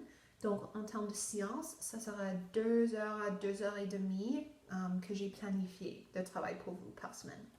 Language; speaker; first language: French; non-native, local second language; English